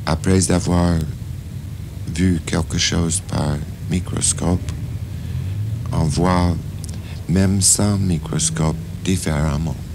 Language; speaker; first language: French; non-native, fluent; English